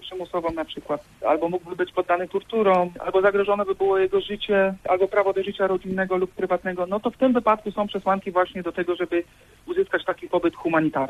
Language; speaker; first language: Polish; native; Polish